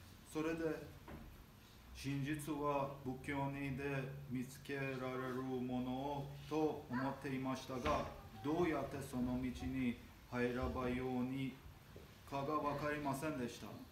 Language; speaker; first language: Japanese; non-native, learner; Armenian